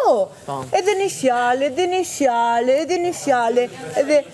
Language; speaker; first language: Albanian; non-native, learner; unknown